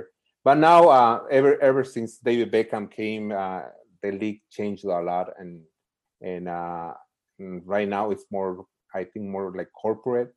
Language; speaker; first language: English; native; English